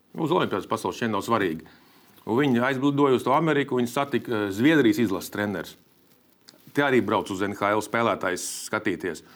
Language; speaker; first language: Latvian; native; Latvian